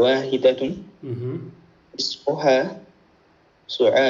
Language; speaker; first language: Arabic; non-native, learner; Fula